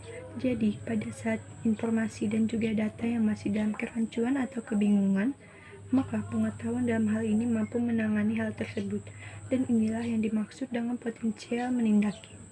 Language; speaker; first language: Indonesian; native; Indonesian